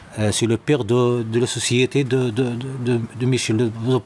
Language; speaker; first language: French; non-native, learner; Arabic